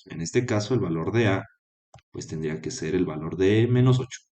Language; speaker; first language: Spanish; native; Spanish